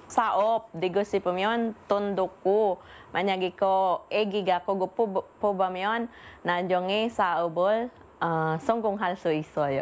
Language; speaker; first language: Korean; non-native, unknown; Filipino